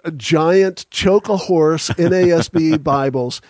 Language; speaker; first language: English; native; English